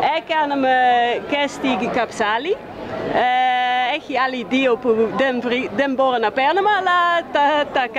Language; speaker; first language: Greek; non-native, learner; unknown